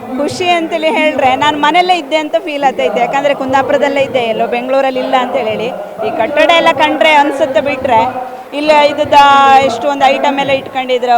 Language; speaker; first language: Kannada; native; Kannada